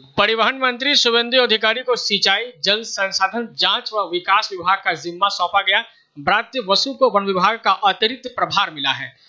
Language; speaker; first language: Hindi; native; Hindi